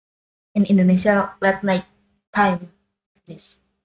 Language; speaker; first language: English; non-native, learner; Indonesian